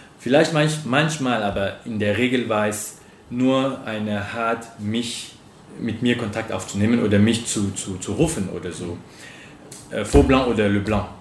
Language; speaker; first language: German; non-native, fluent; French